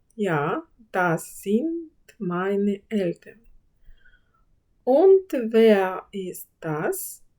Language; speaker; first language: German; non-native, fluent; Ukrainian